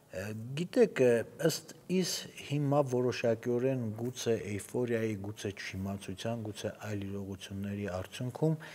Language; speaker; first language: Armenian; native; Armenian